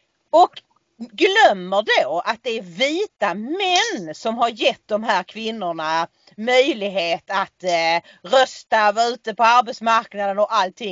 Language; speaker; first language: Swedish; native; Swedish